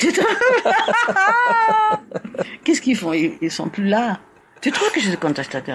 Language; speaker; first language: French; non-native, fluent; Spanish